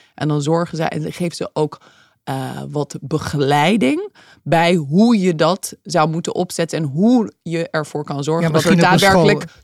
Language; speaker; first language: Dutch; early bilingual, other home language; English